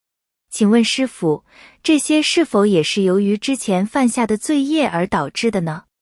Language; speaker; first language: Chinese; native; Chinese